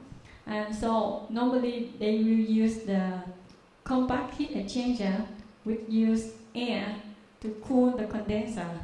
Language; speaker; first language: English; non-native, learner; Vietnamese